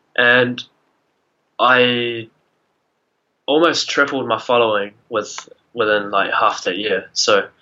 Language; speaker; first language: English; native; English